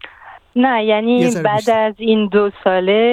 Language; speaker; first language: Persian; non-native, fluent; French